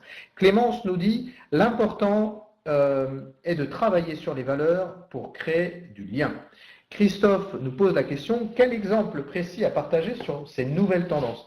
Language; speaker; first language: French; native; French